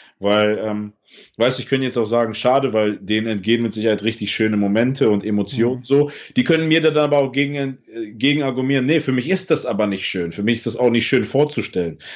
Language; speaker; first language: German; early bilingual, other home language; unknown